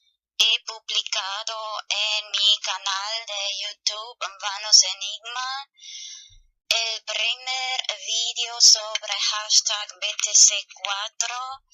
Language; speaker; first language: Spanish; non-native, fluent; German